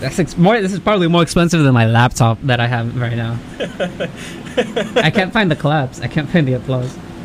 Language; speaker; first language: English; early bilingual, other home language; Spanish